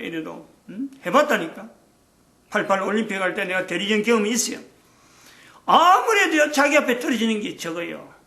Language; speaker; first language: Korean; native; Korean